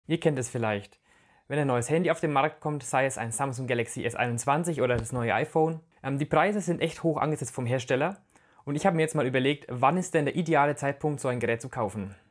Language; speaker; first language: German; native; German